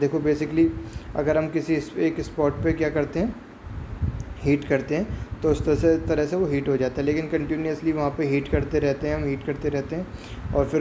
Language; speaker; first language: Hindi; native; Hindi